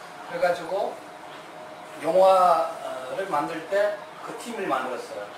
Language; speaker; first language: Korean; non-native, fluent; Kyrgyz